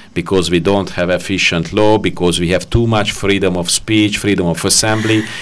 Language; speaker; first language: English; non-native, fluent; Hungarian